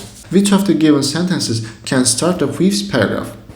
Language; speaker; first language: English; non-native, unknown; Azerbaijani